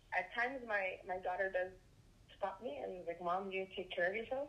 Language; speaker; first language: English; early bilingual, other home language; Spanish